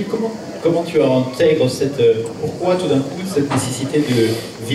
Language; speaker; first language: French; native; French